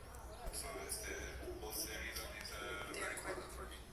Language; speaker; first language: English; non-native, learner; Italian